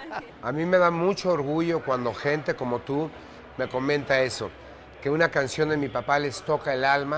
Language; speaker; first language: Spanish; native; Spanish